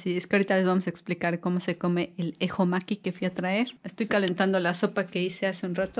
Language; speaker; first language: Spanish; native; Spanish